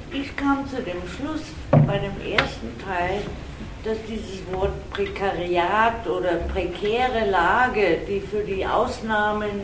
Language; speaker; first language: German; non-native, fluent; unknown